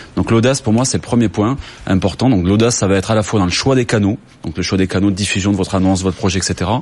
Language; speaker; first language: French; native; French